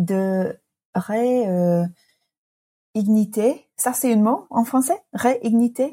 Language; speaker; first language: French; non-native, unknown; English